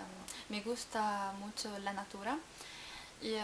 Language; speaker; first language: Spanish; non-native, learner; English